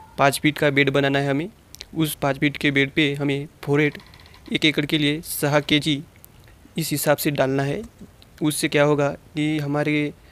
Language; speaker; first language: Hindi; non-native, local second language; Marathi